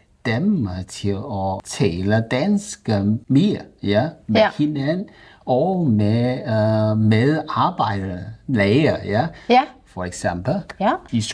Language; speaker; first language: Danish; non-native, learner; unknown